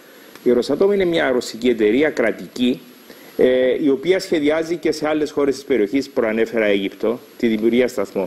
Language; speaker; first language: Greek; native; Greek